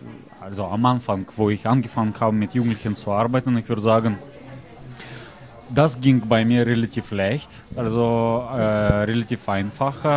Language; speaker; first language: German; non-native, fluent; Russian